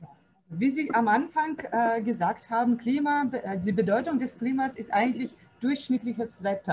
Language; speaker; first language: German; non-native, fluent; Russian